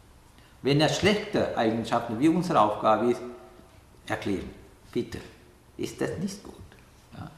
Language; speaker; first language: German; non-native, fluent; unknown